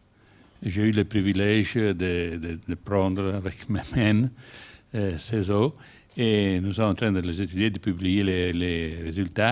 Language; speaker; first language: French; non-native, learner; Italian